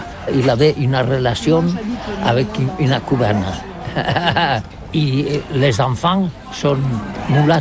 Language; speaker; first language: French; non-native, learner; Catalan